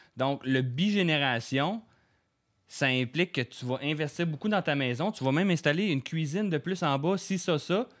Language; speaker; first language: French; native; French